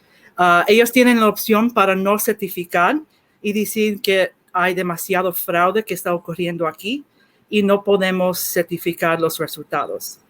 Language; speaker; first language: Spanish; early bilingual, heritage; Spanish